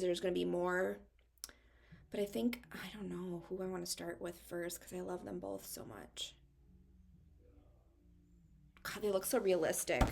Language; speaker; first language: English; native; English